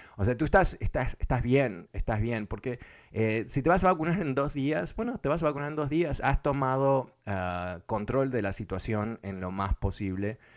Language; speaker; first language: Spanish; early bilingual, other home language; English